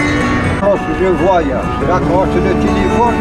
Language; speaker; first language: French; non-native, local second language; Arabic